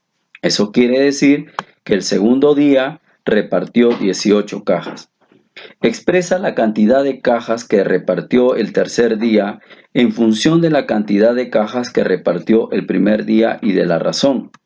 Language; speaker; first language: Spanish; native; Spanish